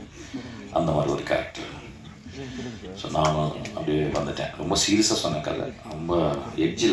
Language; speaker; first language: Tamil; native; Tamil